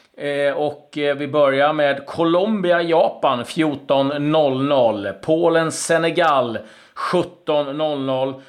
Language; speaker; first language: Swedish; native; Swedish